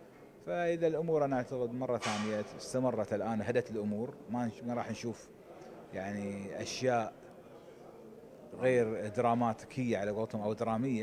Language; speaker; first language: Arabic; native; Arabic